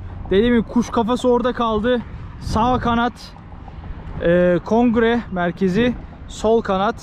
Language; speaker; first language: Turkish; native; Turkish